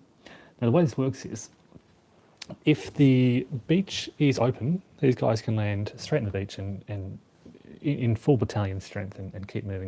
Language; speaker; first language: English; native; English